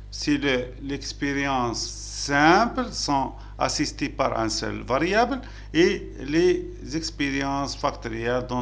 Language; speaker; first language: French; non-native, local second language; Arabic